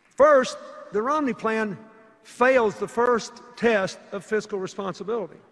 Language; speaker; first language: English; native; English